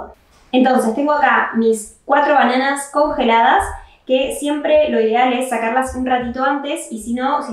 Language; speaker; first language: Spanish; native; Spanish